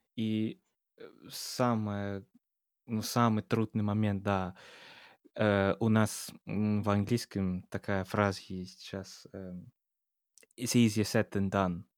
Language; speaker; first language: Russian; non-native, fluent; English